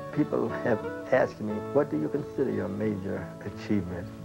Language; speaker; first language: English; native; English